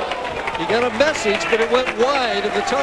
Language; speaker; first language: English; native; English